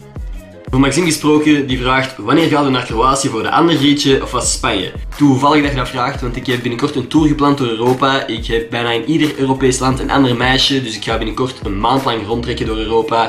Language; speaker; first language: Dutch; native; Dutch